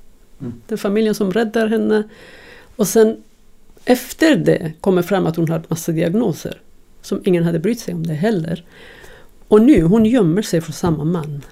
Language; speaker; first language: Swedish; non-native, fluent; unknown